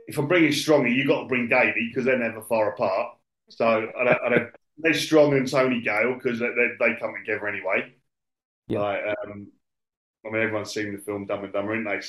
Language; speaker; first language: English; native; English